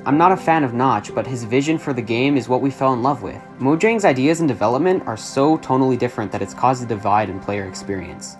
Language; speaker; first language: English; native; English